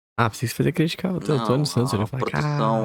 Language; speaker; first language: Portuguese; native; Portuguese